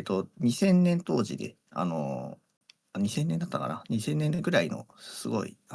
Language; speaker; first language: Japanese; native; Japanese